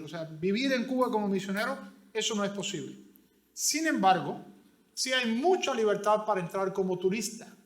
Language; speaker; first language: Spanish; native; Spanish